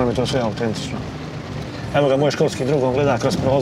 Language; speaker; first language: Croatian; native; Croatian